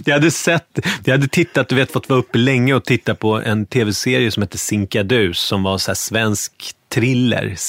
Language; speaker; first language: Swedish; native; Swedish